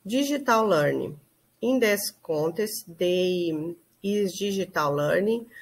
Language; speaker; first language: English; non-native, learner; Portuguese